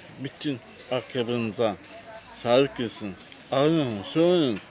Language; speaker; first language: Turkish; non-native, learner; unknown